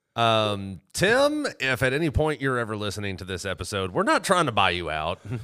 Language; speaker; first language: English; native; English